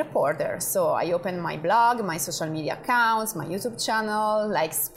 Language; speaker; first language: English; non-native, fluent; Italian